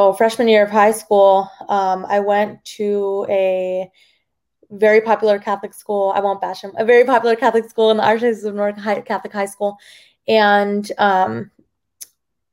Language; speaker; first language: English; early bilingual, other home language; Spanish